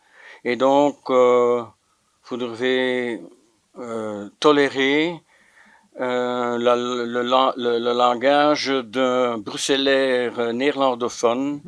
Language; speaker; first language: French; non-native, local second language; Dutch